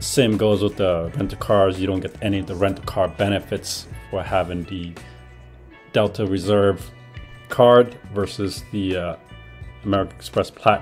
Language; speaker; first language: English; native; English